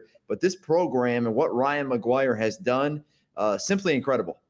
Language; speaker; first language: English; native; English